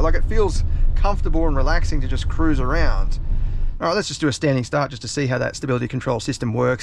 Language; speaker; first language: English; native; English